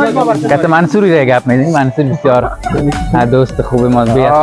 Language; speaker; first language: Persian; native; Persian